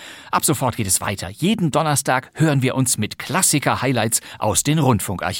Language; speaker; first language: German; native; German